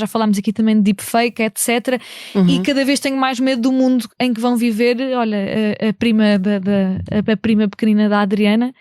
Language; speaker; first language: Portuguese; native; Portuguese